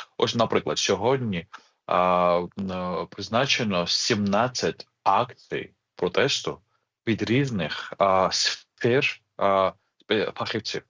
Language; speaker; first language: Ukrainian; non-native, fluent; Georgian